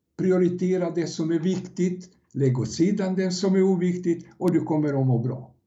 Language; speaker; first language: Swedish; non-native, fluent; Serbian